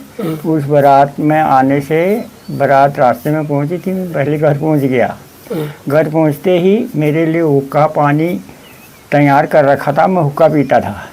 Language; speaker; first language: Hindi; non-native, local second language; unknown